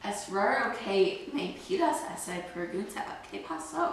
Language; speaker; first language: Spanish; non-native, learner; English